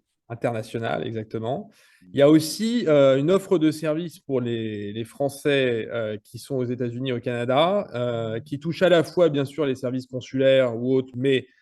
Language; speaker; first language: French; native; French